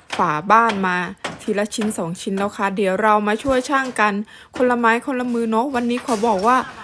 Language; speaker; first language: Thai; native; Thai